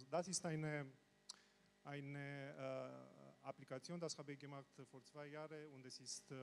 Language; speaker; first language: German; non-native, learner; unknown